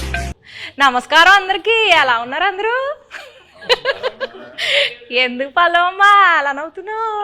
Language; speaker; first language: Telugu; native; Telugu